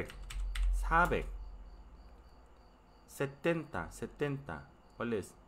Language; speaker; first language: Spanish; non-native, fluent; Korean